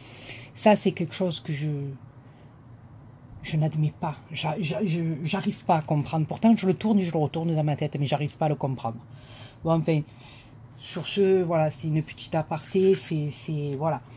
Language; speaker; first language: French; native; French